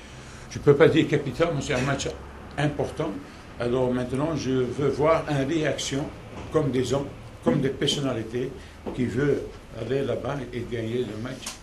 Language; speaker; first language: French; non-native, local second language; Dutch